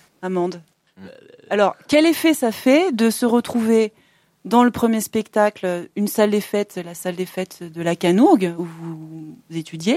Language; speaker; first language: French; native; French